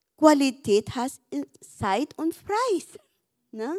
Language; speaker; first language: German; non-native, learner; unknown